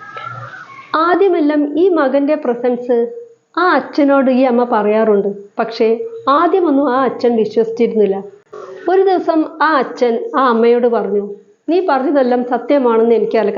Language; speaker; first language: Malayalam; native; Malayalam